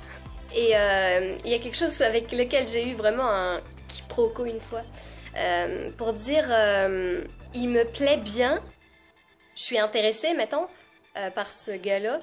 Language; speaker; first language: French; native; French